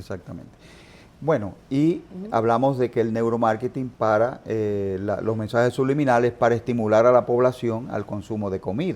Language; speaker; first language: Spanish; native; Spanish